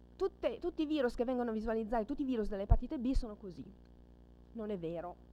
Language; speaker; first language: Italian; native; Italian